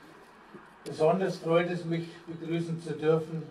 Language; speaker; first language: German; native; German